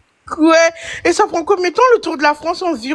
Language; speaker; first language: French; native; French